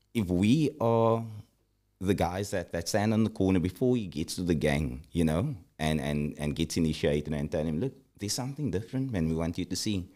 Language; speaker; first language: English; early bilingual, other home language; Afrikaans